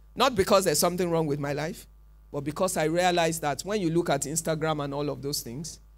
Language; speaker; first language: English; non-native, local second language; Yoruba